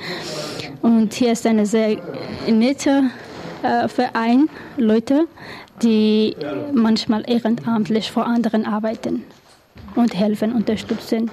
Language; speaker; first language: German; non-native, learner; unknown